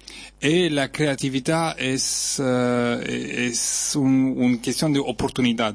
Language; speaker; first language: Italian; non-native, fluent; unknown